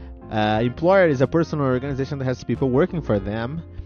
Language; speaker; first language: English; non-native, fluent; Portuguese